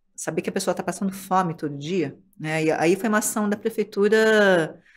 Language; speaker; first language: Portuguese; native; Portuguese